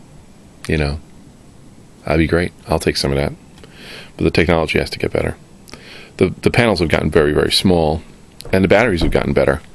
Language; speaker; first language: English; native; English